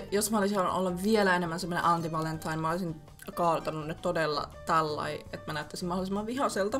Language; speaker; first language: Finnish; native; Finnish